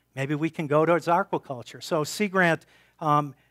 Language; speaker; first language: English; native; English